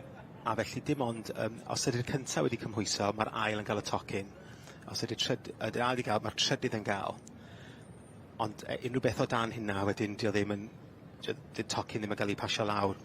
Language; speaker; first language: Welsh; native; Welsh